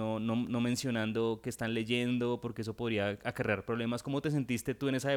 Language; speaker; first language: Spanish; native; Spanish